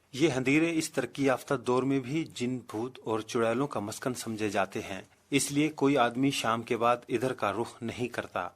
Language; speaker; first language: Urdu; non-native, local second language; Saraiki